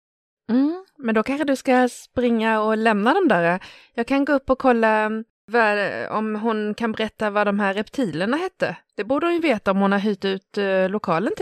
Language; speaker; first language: Swedish; native; Swedish